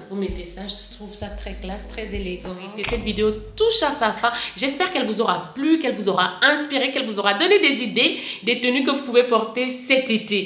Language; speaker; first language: French; native; French